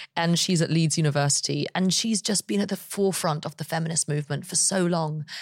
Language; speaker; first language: English; native; English